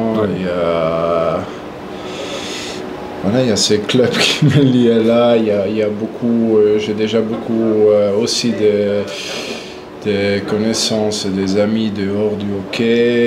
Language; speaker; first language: French; non-native, local second language; German